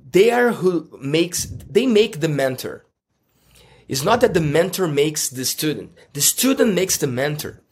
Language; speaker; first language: English; non-native, fluent; Portuguese